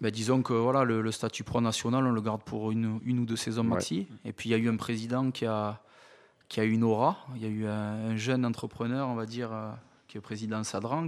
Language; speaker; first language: French; native; French